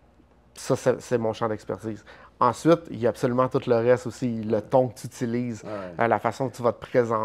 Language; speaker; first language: French; native; French